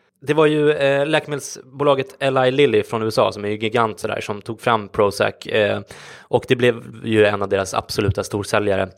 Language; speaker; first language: Swedish; native; Swedish